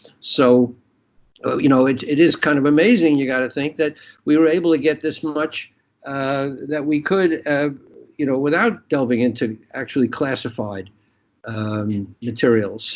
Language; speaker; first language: English; native; English